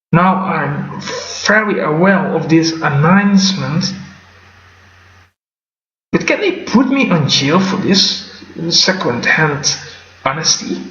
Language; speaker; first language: English; non-native, fluent; Dutch